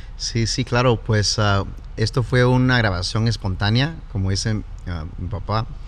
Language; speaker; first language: Spanish; early bilingual, heritage; Spanish